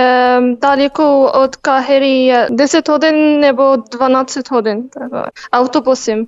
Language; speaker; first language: Czech; non-native, learner; Arabic